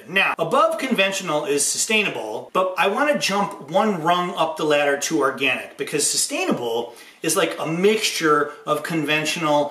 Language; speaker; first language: English; native; English